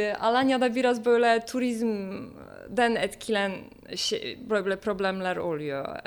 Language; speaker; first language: Turkish; non-native, fluent; Polish